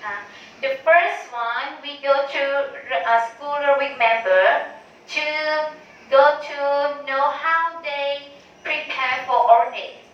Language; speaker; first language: English; non-native, learner; Thai